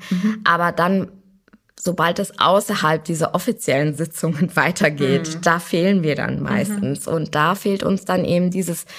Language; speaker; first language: German; native; German